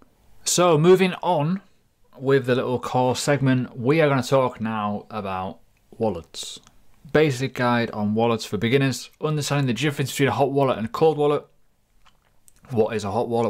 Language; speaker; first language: English; native; English